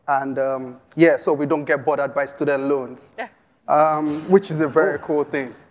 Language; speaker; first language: English; non-native, local second language; Yoruba